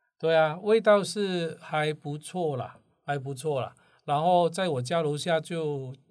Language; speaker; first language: Chinese; non-native, local second language; Cantonese